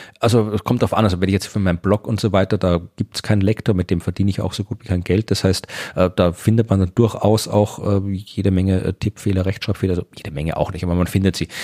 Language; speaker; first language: German; native; German